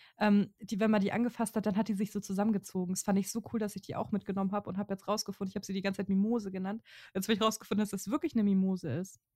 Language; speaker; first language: German; native; German